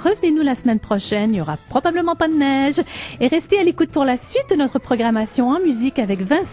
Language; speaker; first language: French; native; French